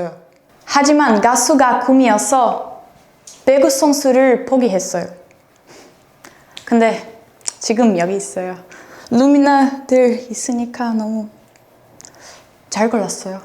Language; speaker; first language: Korean; non-native, fluent; Portuguese